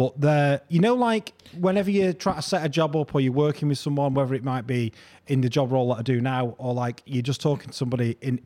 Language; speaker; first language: English; native; English